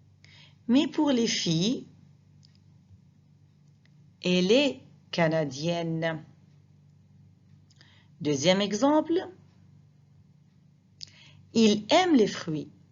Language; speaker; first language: French; non-native, fluent; Arabic